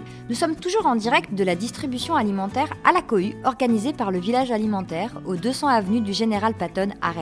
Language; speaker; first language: French; native; French